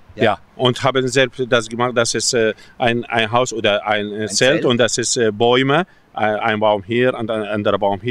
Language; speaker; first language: German; non-native, fluent; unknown